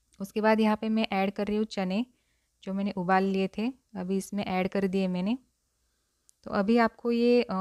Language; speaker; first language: Hindi; non-native, local second language; Marathi